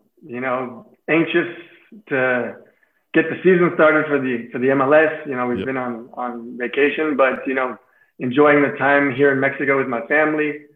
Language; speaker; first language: English; native; English